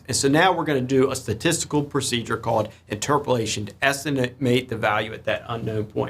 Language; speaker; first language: English; native; English